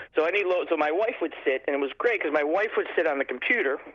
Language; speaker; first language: English; native; English